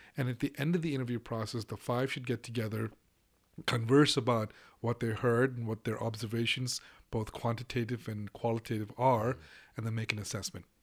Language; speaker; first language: English; non-native, local second language; Malayalam